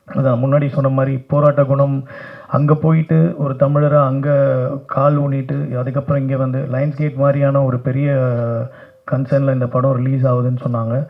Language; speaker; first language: Tamil; native; Tamil